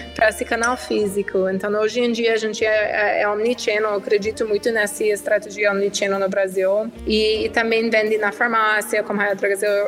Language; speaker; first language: Portuguese; non-native, fluent; English